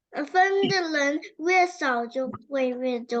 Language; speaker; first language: Chinese; early bilingual, heritage; Chinese